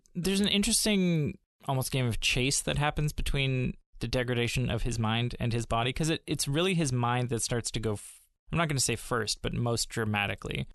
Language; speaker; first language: English; native; English